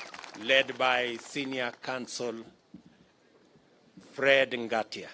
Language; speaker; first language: English; non-native, local second language; Kalenjin